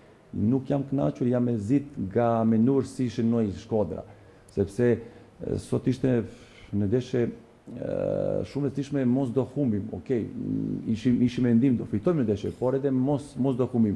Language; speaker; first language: Albanian; non-native, learner; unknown